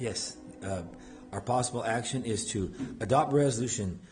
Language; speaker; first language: English; native; English